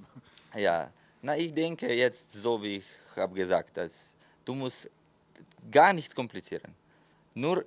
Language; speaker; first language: German; non-native, fluent; Slovenian